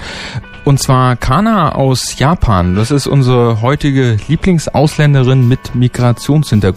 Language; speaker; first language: German; native; German